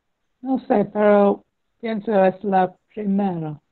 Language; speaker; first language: Spanish; non-native, learner; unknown